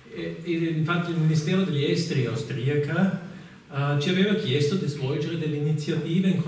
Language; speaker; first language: Italian; non-native, fluent; German